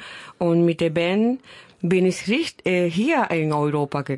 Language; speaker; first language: German; non-native, learner; Spanish